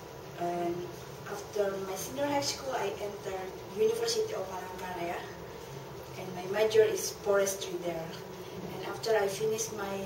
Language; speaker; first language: English; non-native, learner; Indonesian